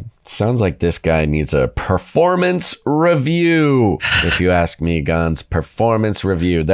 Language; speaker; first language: English; native; English